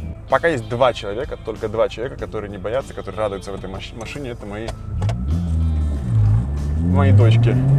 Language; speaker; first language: Russian; native; Russian